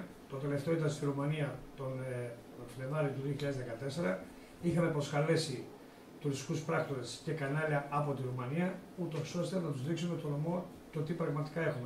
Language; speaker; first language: Greek; native; Greek